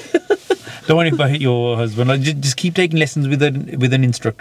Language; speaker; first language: English; native; English